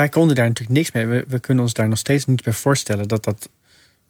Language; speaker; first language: Dutch; native; Dutch